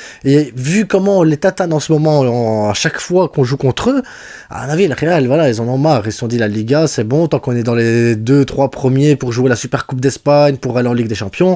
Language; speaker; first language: French; native; French